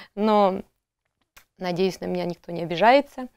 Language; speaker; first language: Russian; native; Russian